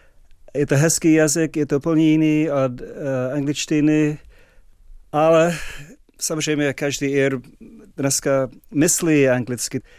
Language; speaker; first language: Czech; non-native, fluent; English